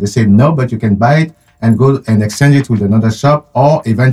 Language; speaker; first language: English; non-native, fluent; French